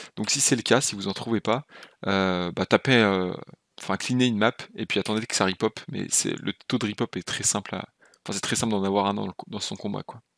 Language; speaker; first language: French; native; French